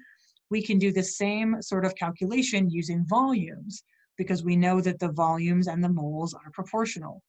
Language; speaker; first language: English; native; English